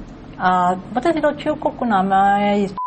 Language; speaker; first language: Japanese; non-native, learner; Cantonese